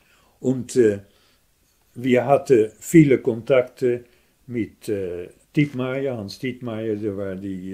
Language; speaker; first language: German; non-native, fluent; Dutch